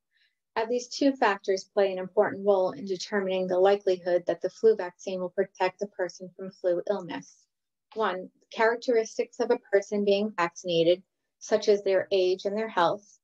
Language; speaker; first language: English; native; English